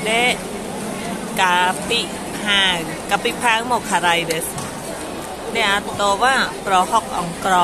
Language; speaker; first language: Japanese; non-native, local second language; Khmer